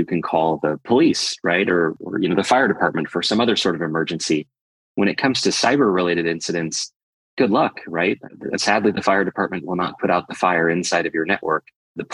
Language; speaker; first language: English; native; English